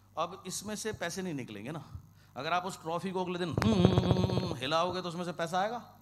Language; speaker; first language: Hindi; non-native, local second language; Kannada